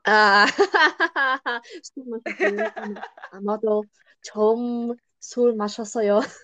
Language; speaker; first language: Korean; non-native, learner; English